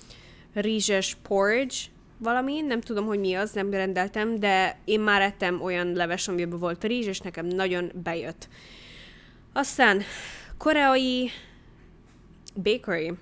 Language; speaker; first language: Hungarian; early bilingual, heritage; Hungarian